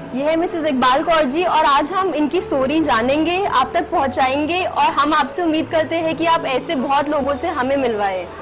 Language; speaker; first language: Hindi; native; Hindi